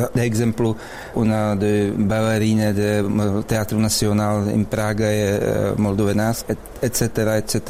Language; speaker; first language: Romanian; non-native, learner; Czech